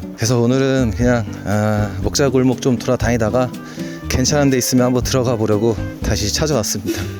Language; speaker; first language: Korean; native; Korean